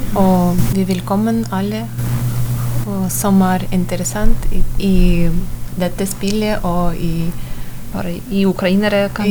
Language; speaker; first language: Norwegian; non-native, learner; Ukrainian